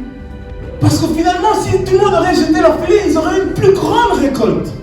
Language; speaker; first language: French; native; French